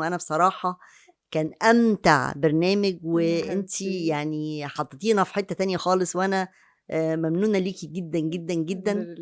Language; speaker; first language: Arabic; native; Arabic